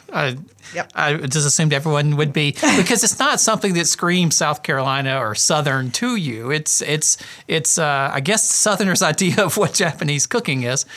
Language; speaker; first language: English; native; English